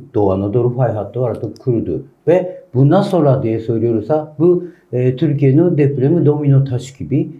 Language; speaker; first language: Turkish; non-native, learner; Japanese